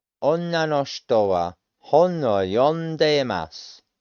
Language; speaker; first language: Japanese; non-native, learner; English